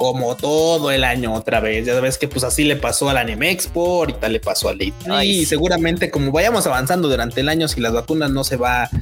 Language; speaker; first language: Spanish; native; Spanish